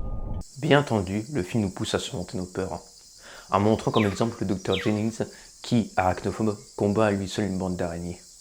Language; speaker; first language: French; native; French